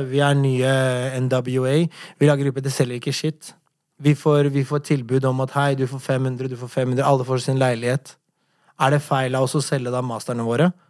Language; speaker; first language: Norwegian; native; Norwegian